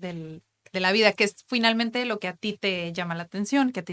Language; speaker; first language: Spanish; native; Spanish